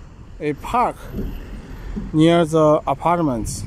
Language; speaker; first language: English; non-native, learner; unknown